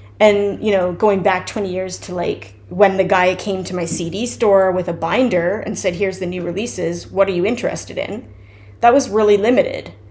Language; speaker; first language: English; native; English